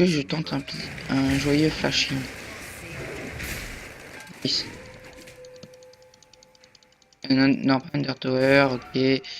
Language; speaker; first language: French; native; French